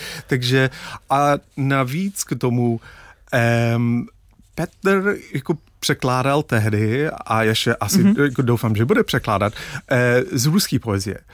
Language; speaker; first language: Czech; non-native, fluent; English